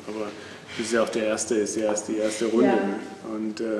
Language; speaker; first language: German; native; German